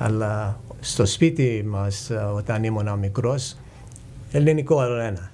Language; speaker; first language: Greek; early bilingual, heritage; English